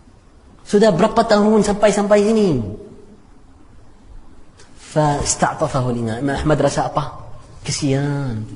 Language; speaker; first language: Indonesian; non-native, fluent; Arabic